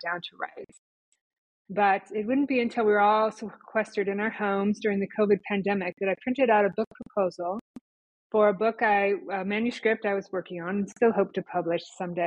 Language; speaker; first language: English; native; English